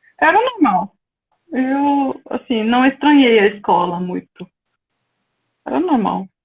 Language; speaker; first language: Portuguese; non-native, fluent; German